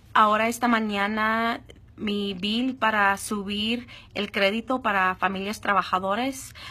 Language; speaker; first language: Spanish; early bilingual, heritage; Spanish